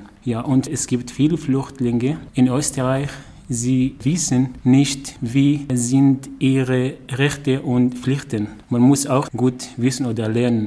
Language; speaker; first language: German; non-native, learner; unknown